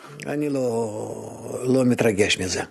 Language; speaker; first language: Hebrew; non-native, fluent; Russian